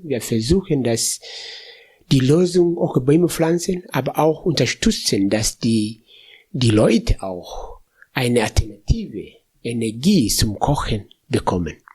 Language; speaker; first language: German; non-native, fluent; Swahili